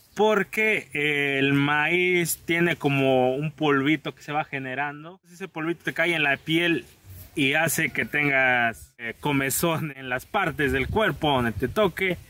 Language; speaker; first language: Spanish; non-native, local second language; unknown